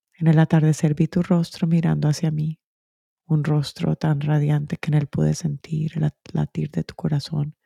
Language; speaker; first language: Spanish; early bilingual, other home language; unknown